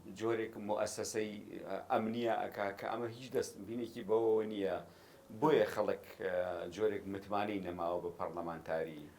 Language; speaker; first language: Central Kurdish; native; Central Kurdish